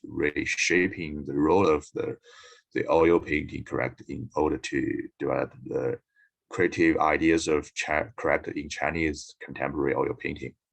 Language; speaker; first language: English; non-native, learner; Chinese